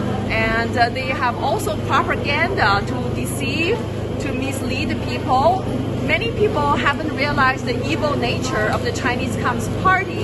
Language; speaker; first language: English; non-native, fluent; Chinese